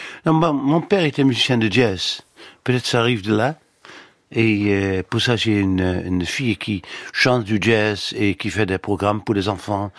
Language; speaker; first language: French; non-native, fluent; Dutch